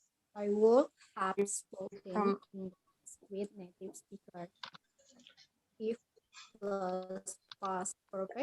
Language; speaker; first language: English; non-native, learner; Indonesian